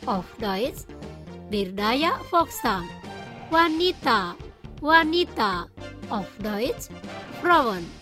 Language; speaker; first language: German; non-native, learner; Indonesian